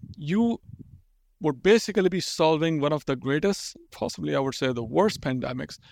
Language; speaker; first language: English; non-native, local second language; Urdu